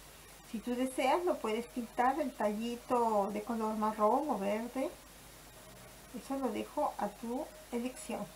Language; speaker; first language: Spanish; native; Spanish